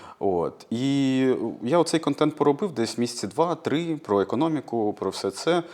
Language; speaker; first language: Ukrainian; non-native, local second language; Russian